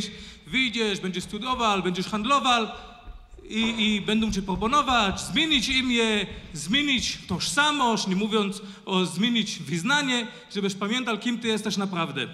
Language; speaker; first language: Polish; non-native, fluent; Hebrew